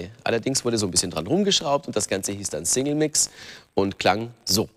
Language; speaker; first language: German; native; German